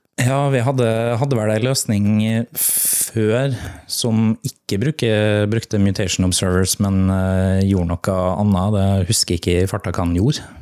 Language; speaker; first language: Norwegian; native; Norwegian